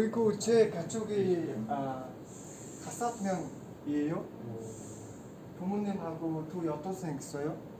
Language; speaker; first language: Korean; non-native, learner; Mongolian